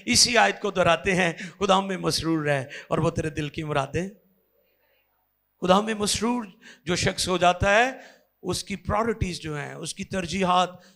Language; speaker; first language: Urdu; non-native, local second language; Punjabi